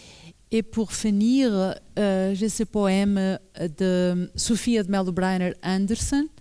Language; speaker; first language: French; non-native, learner; Portuguese